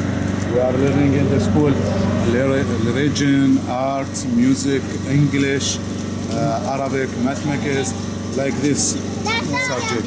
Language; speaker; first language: English; non-native, learner; Arabic